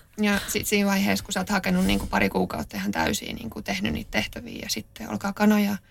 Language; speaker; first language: Finnish; native; Finnish